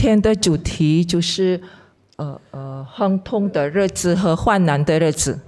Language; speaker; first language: Chinese; non-native, fluent; Indonesian